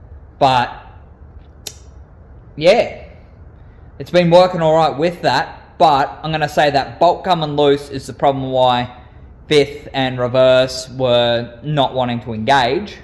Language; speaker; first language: English; native; English